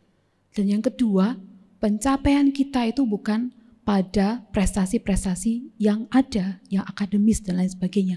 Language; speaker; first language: Indonesian; native; Indonesian